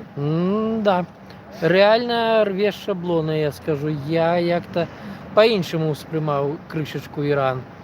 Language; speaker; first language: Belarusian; non-native, local second language; Russian